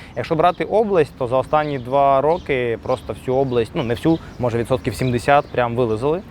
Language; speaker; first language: Ukrainian; native; Ukrainian